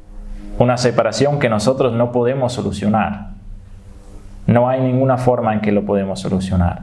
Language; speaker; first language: Spanish; non-native, fluent; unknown